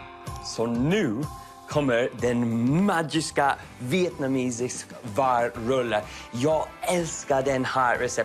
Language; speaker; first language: Swedish; non-native, learner; English